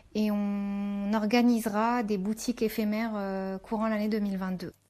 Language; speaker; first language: French; non-native, local second language; Arabic